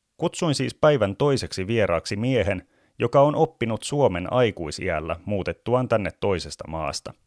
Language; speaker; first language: Finnish; native; Finnish